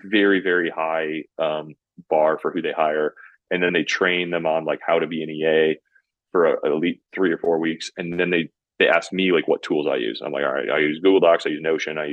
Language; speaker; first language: English; native; English